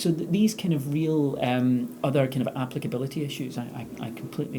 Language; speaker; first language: English; native; English